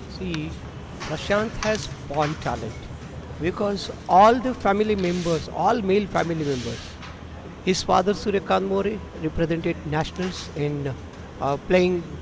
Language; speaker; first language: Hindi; non-native, local second language; Marathi